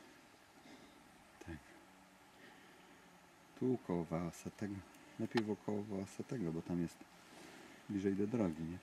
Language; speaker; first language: Polish; native; Polish